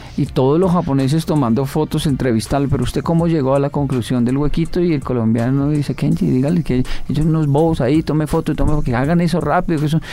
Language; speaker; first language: Spanish; native; Spanish